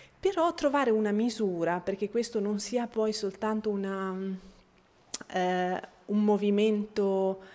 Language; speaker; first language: Italian; non-native, fluent; Bosnian